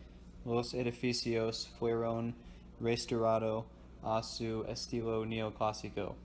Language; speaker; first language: Spanish; non-native, learner; English